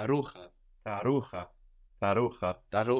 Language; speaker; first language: Greek; non-native, learner; English